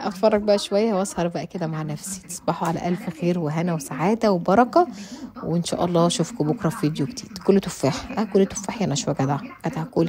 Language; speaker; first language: Arabic; native; Arabic